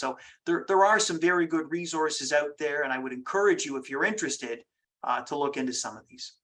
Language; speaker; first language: English; native; English